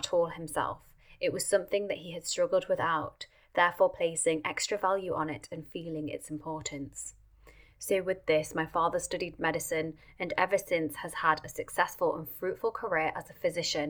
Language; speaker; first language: English; native; English